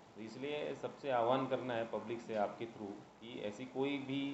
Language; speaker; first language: Hindi; non-native, local second language; Marathi